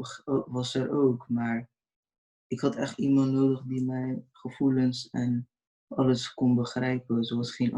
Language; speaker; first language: Dutch; early bilingual, other home language; Urdu